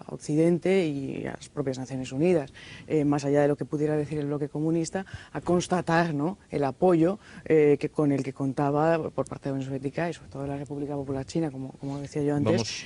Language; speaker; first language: Spanish; native; Spanish